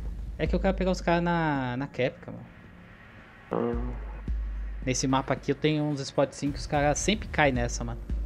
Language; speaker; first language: Portuguese; native; Portuguese